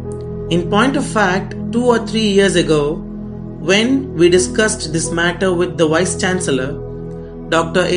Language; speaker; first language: English; non-native, local second language; Tamil